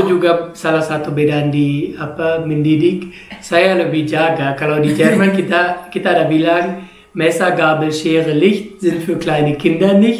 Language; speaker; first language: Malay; non-native, fluent; German